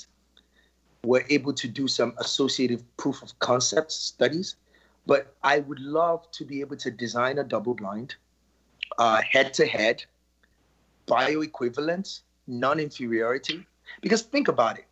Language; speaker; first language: English; non-native, local second language; Yoruba